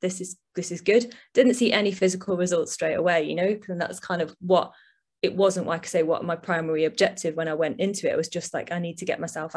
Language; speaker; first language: English; native; English